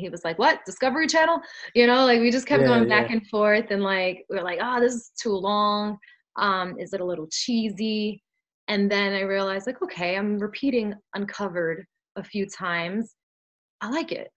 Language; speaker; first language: English; early bilingual, other home language; Spanish